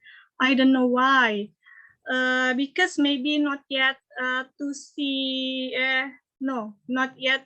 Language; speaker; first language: English; non-native, learner; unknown